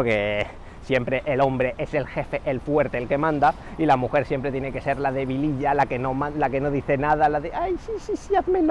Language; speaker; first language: Spanish; native; Spanish